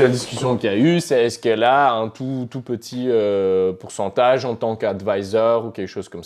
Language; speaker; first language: French; early bilingual, other home language; Russian